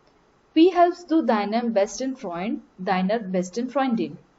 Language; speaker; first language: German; non-native, learner; Marathi